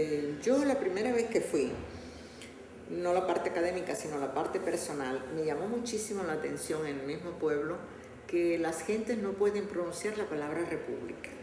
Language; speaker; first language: Spanish; native; Spanish